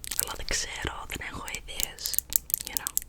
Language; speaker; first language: Greek; early bilingual, heritage; English